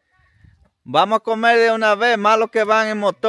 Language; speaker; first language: Spanish; native; Spanish